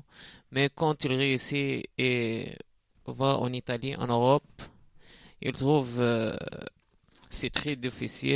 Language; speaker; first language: French; non-native, learner; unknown